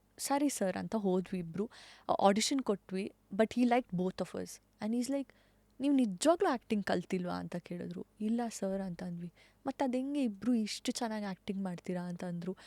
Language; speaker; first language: Kannada; non-native, local second language; Tulu